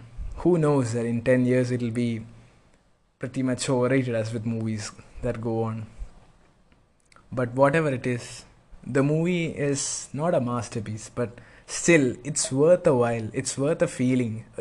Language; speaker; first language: English; non-native, local second language; Malayalam